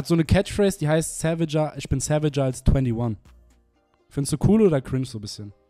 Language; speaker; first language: German; native; German